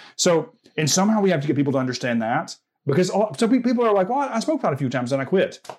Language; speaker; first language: English; native; English